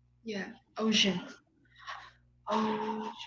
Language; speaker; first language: English; non-native, learner; Vietnamese